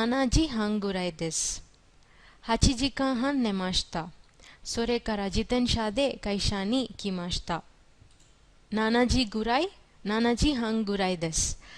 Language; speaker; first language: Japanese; non-native, fluent; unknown